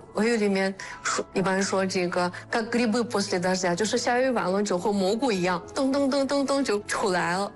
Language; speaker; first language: Chinese; non-native, fluent; Kyrgyz